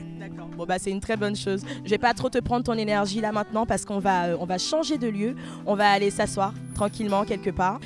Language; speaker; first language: French; native; French